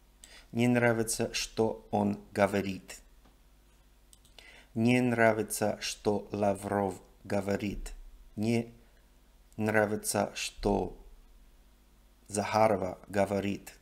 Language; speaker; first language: Russian; non-native, learner; English